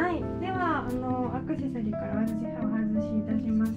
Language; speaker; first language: Japanese; native; Japanese